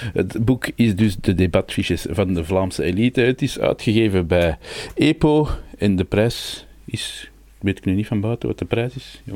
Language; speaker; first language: Dutch; native; Dutch